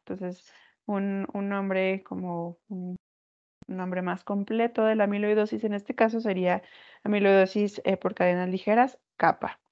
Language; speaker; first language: Spanish; native; Spanish